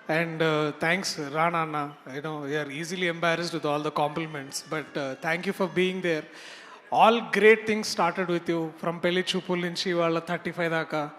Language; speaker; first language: Telugu; native; Telugu